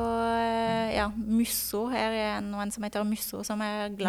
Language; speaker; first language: Norwegian; non-native, fluent; French